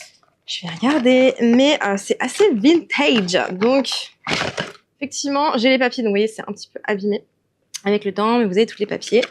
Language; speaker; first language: French; native; French